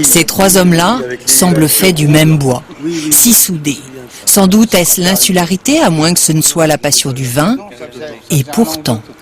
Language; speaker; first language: French; native; French